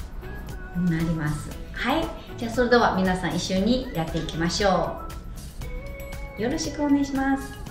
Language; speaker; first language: Japanese; non-native, fluent; Chinese